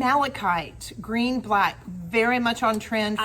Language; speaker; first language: English; native; English